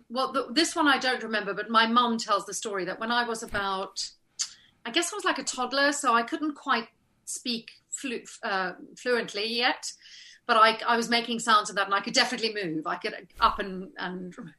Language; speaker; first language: English; native; English